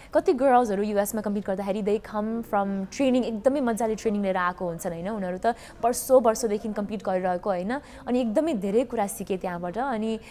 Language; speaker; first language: Nepali; early bilingual, heritage; Nepali